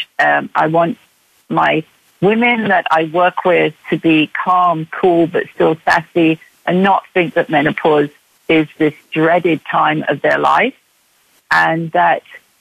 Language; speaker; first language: English; native; English